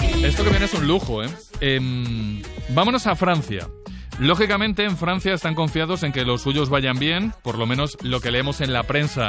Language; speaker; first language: Spanish; native; Spanish